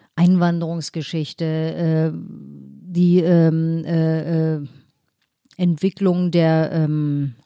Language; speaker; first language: German; native; German